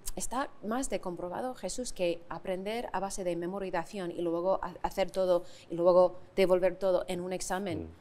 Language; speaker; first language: Spanish; non-native, fluent; English